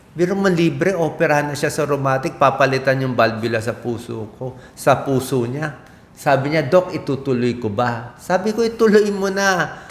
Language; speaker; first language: Filipino; native; Filipino